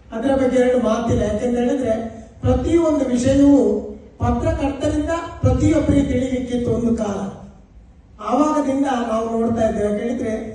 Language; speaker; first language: Kannada; non-native, local second language; Tulu